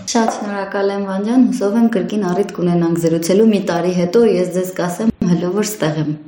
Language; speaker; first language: Armenian; early bilingual, heritage; Armenian